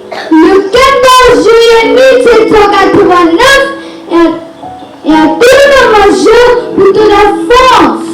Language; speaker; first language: French; non-native, learner; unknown